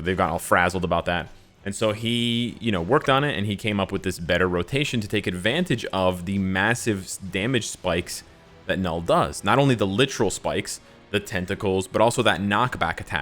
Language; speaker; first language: English; native; English